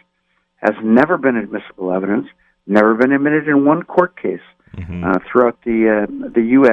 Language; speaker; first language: English; native; English